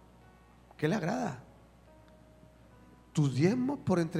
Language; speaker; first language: Spanish; native; Spanish